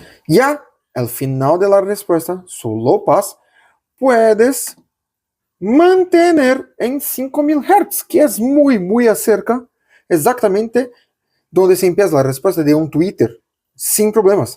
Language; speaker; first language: Spanish; non-native, local second language; Portuguese